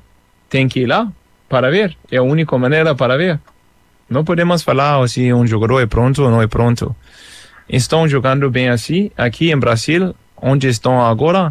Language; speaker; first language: Portuguese; non-native, fluent; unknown